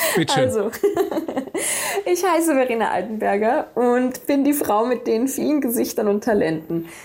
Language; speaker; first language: German; native; German